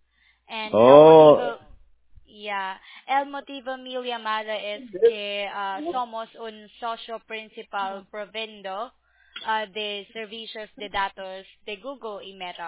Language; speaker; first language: Spanish; non-native, learner; English